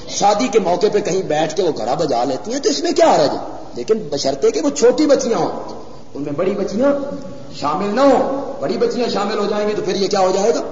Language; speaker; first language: Urdu; non-native, local second language; Punjabi